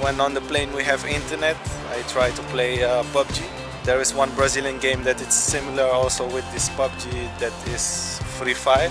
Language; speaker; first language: English; non-native, learner; Portuguese